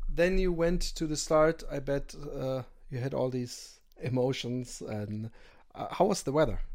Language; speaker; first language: English; non-native, fluent; German